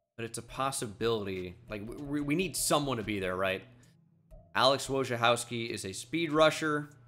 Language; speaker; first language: English; native; English